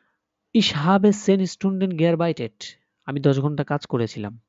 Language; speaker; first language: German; non-native, fluent; Bangla